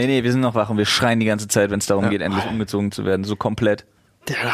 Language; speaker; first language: German; native; German